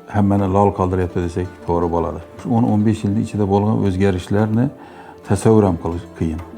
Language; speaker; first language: Uzbek; native; Uzbek